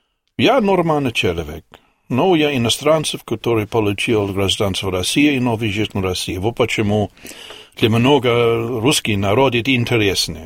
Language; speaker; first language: Russian; non-native, learner; English